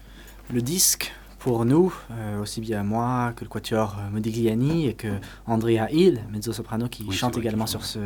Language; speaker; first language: French; native; French